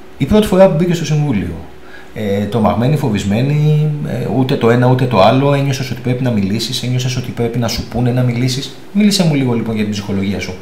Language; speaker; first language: Greek; native; Greek